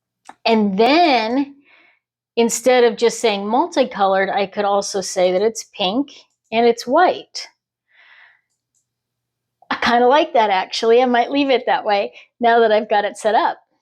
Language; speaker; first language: English; native; English